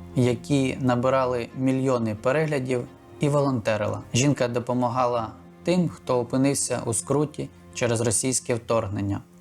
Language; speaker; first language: Ukrainian; native; Ukrainian